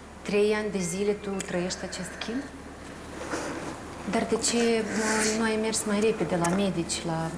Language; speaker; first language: Romanian; native; Romanian